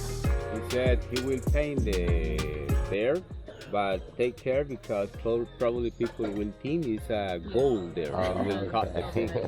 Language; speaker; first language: English; non-native, learner; Spanish